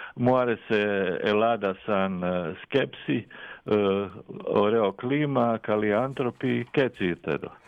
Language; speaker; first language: Greek; non-native, fluent; Croatian